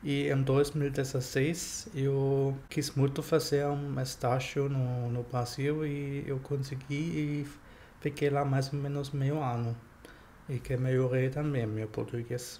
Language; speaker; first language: Portuguese; non-native, fluent; German